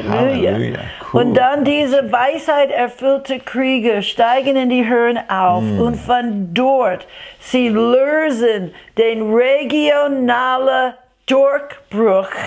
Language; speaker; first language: German; non-native, fluent; English